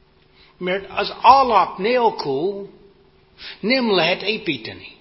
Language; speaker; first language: Hungarian; non-native, fluent; English